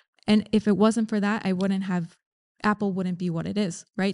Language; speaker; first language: English; native; English